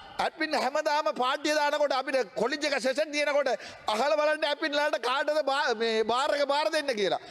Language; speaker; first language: Sinhala; non-native, local second language; Tamil